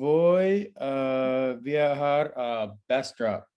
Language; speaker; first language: Spanish; non-native, learner; English